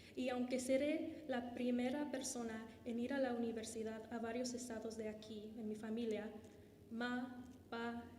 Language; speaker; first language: Spanish; early bilingual, heritage; Spanish